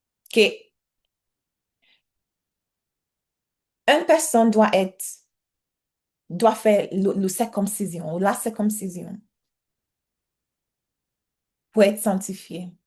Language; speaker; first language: French; non-native, learner; English